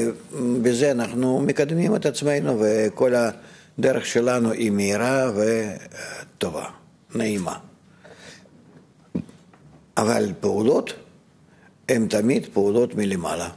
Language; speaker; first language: Hebrew; non-native, fluent; Russian